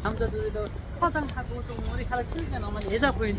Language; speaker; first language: Korean; non-native, learner; Nepali